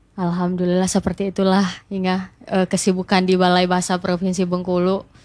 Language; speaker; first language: Indonesian; non-native, local second language; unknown